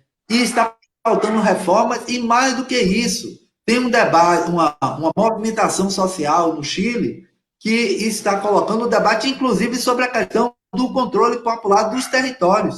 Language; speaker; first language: Portuguese; native; Portuguese